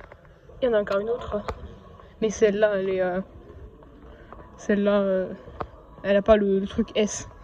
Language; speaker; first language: French; native; French